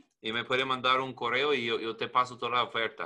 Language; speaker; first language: Spanish; non-native, learner; English